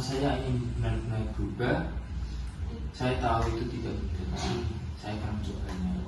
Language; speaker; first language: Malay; non-native, fluent; Indonesian